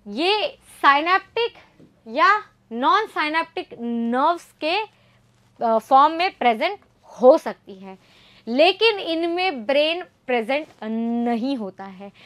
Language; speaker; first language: Hindi; native; Hindi